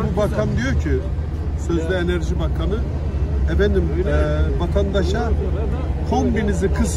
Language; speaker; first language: Turkish; native; Turkish